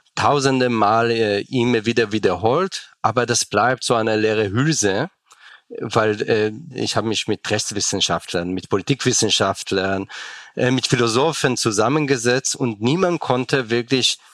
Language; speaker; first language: German; non-native, fluent; Hebrew